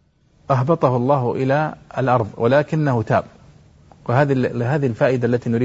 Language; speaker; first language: Arabic; native; Arabic